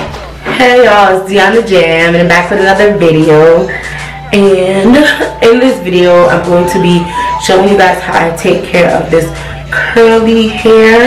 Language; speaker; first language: English; native; English